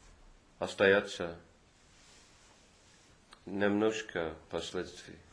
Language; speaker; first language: Russian; non-native, fluent; English